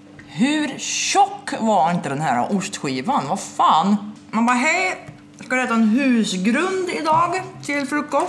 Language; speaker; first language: Swedish; native; Swedish